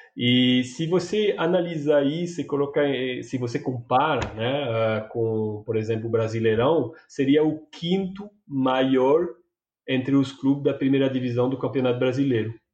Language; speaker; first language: Portuguese; non-native, fluent; French